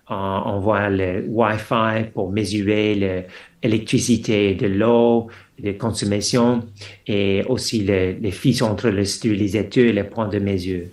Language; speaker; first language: French; non-native, fluent; English